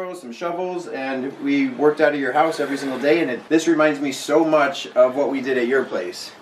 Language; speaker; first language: English; native; English